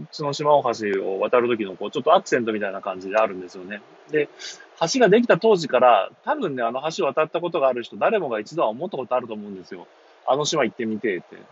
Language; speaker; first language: Japanese; native; Japanese